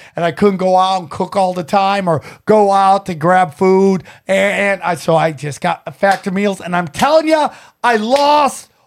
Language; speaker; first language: English; native; English